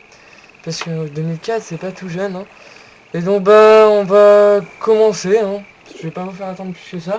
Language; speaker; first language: French; native; French